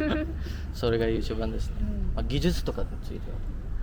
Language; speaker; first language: Japanese; non-native, learner; Filipino